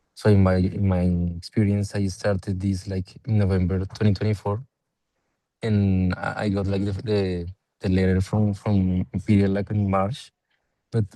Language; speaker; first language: English; non-native, fluent; Spanish